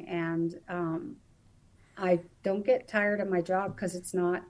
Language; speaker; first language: English; native; English